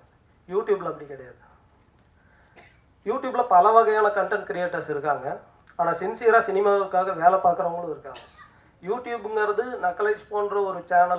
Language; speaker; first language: Tamil; native; Tamil